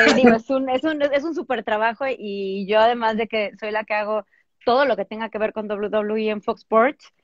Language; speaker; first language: Spanish; native; Spanish